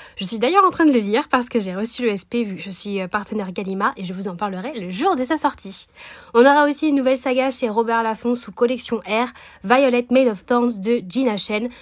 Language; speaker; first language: French; native; French